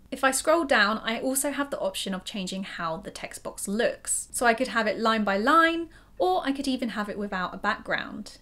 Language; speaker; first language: English; native; English